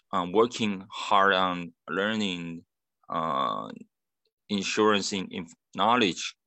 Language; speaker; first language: English; non-native, fluent; Chinese